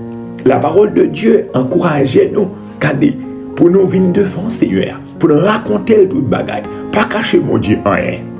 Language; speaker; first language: French; non-native, local second language; Haitian Creole